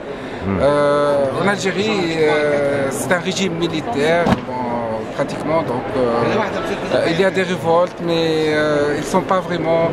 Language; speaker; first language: French; non-native, local second language; Arabic